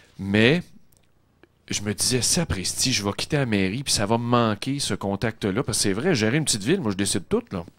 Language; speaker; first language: French; native; French